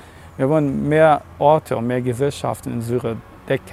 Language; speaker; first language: German; non-native, learner; Arabic